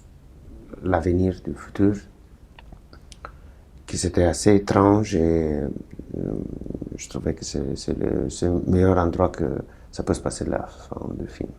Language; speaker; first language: French; non-native, fluent; Romanian